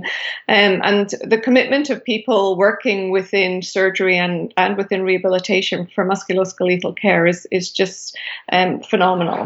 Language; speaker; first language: English; native; English